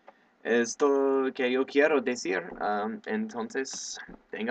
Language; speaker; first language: Spanish; non-native, learner; English